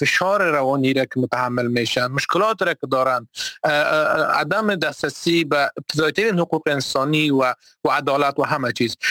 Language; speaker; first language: Persian; non-native, local second language; Turkmen